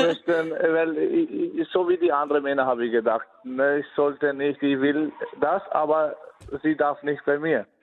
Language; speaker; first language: German; non-native, fluent; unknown